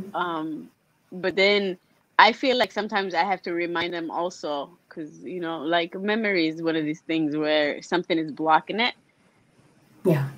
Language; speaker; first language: English; native; English